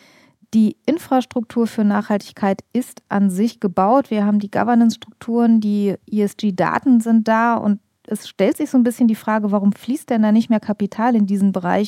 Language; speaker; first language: German; native; German